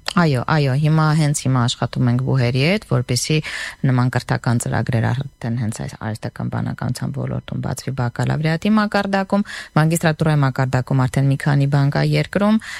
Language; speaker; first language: Armenian; native; Armenian